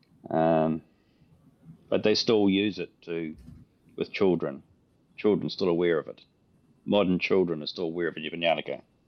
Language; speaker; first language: English; native; English